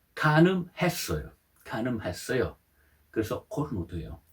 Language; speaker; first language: Korean; non-native, fluent; Italian